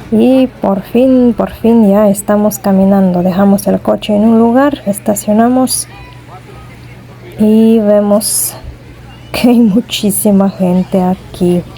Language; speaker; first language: Spanish; non-native, fluent; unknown